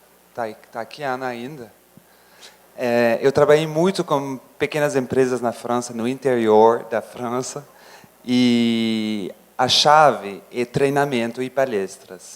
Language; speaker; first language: Portuguese; non-native, fluent; French